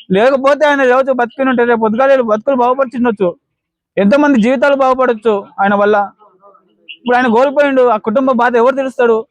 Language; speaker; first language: Telugu; native; Telugu